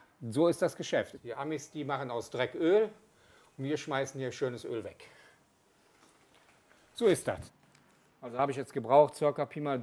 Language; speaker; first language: German; native; German